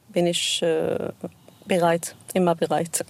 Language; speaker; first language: German; non-native, learner; Arabic